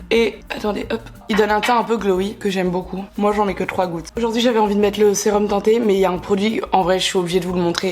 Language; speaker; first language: French; native; French